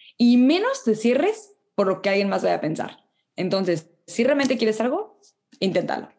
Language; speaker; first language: Spanish; native; Spanish